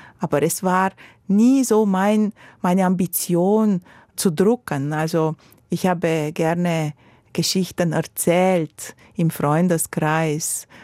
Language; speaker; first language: German; non-native, fluent; Romanian